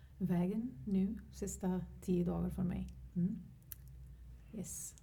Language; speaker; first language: Swedish; non-native, fluent; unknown